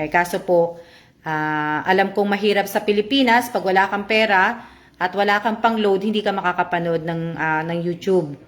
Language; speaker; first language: Filipino; native; Filipino